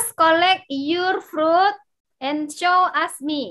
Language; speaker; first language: English; non-native, learner; Indonesian